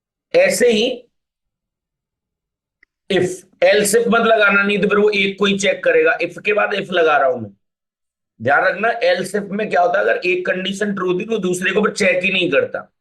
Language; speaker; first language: Hindi; native; Hindi